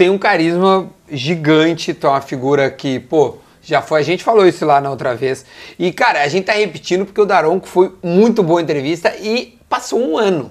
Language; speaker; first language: Portuguese; native; Portuguese